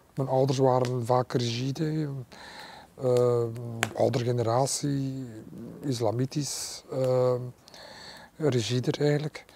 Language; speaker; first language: Dutch; early bilingual, other home language; Arabic